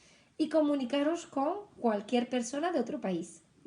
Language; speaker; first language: Spanish; non-native, fluent; French